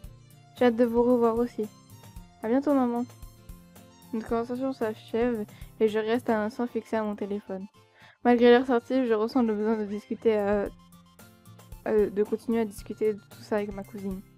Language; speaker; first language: French; native; French